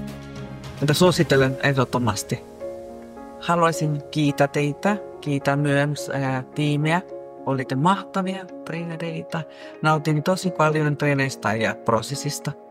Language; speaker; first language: Finnish; non-native, fluent; Spanish